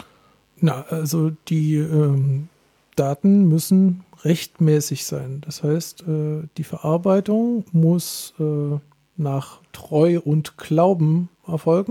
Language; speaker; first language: German; native; German